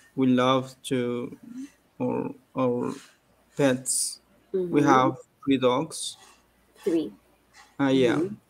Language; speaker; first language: English; non-native, learner; Spanish